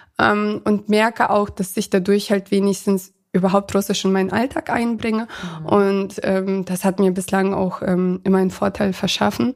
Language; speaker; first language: German; early bilingual, other home language; Russian